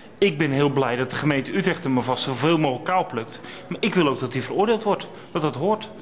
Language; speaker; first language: Dutch; native; Dutch